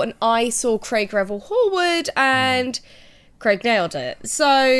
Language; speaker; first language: English; native; English